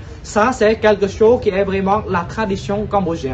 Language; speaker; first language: French; non-native, fluent; Khmer